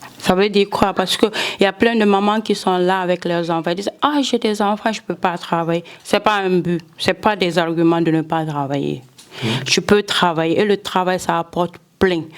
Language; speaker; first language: French; non-native, local second language; Fula